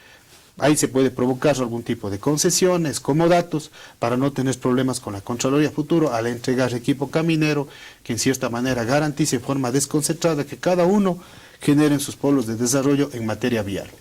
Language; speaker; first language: Spanish; native; Spanish